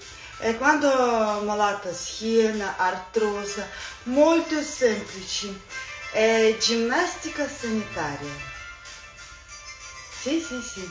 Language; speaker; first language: Italian; non-native, learner; Russian